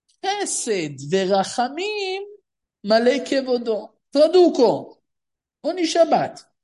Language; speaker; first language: Italian; non-native, fluent; Hebrew